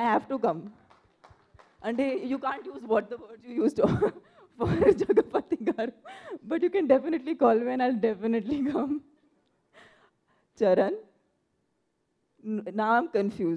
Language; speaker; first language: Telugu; non-native, fluent; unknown